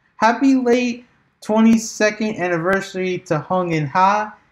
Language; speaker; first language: English; native; English